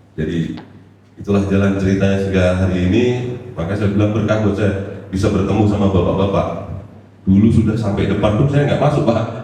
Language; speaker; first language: Indonesian; native; Indonesian